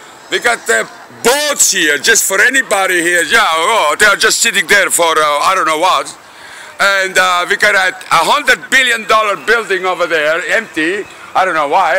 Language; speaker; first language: English; non-native, fluent; Italian